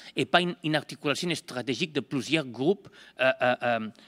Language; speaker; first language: French; non-native, fluent; Spanish